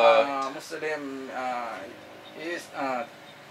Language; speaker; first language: English; non-native, learner; Thai